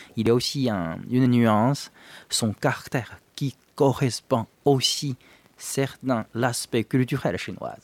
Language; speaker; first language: French; non-native, fluent; Chinese